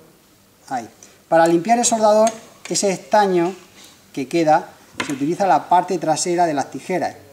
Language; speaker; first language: Spanish; native; Spanish